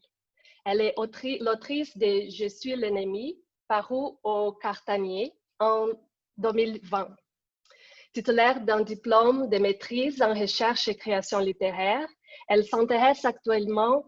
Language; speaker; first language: French; non-native, fluent; Portuguese